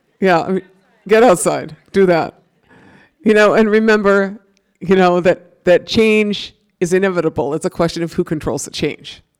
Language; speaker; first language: English; native; English